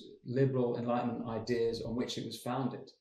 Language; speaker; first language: English; native; English